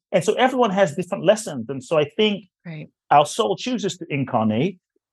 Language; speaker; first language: English; native; English